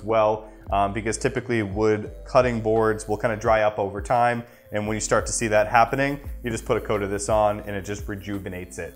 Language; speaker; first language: English; native; English